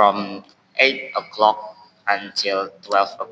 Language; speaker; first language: English; non-native, learner; Indonesian